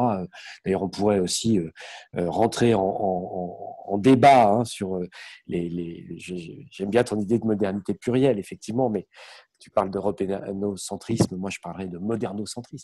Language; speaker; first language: French; native; French